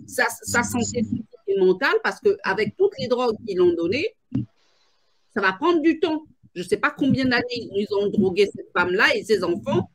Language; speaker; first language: French; native; French